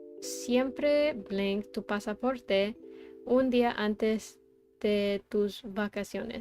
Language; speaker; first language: Spanish; non-native, learner; English